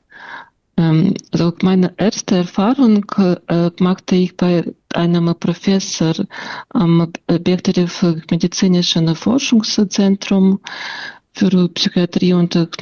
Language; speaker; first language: German; non-native, fluent; Russian